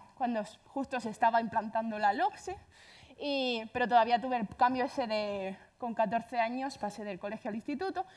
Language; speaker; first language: Spanish; native; Spanish